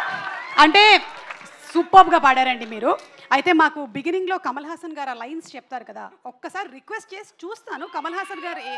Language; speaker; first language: Telugu; native; Telugu